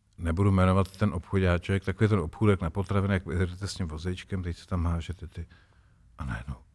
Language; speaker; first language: Czech; native; Czech